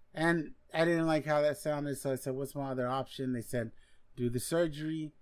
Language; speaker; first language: English; non-native, fluent; Spanish